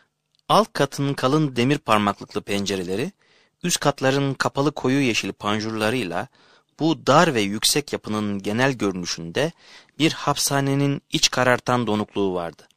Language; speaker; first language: Turkish; native; Turkish